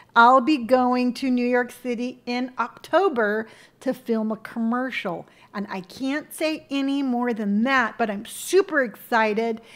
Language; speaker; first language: English; native; English